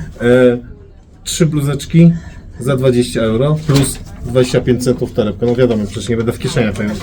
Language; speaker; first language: Polish; native; Polish